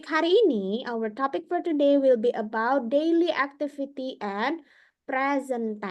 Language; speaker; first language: English; non-native, local second language; Indonesian